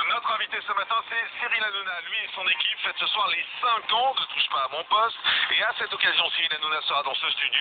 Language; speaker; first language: French; native; French